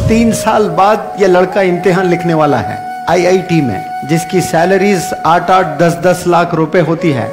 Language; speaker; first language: Urdu; native; Urdu